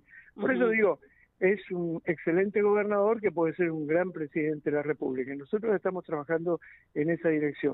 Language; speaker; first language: Spanish; native; Spanish